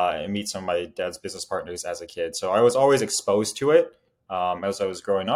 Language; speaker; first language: English; native; English